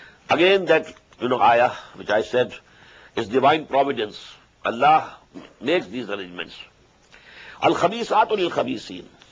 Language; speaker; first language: English; non-native, local second language; Urdu